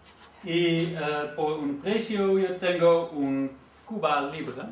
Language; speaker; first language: Spanish; non-native, learner; Dutch